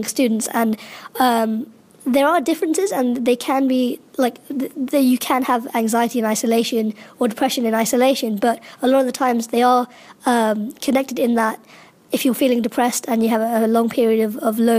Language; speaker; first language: English; native; English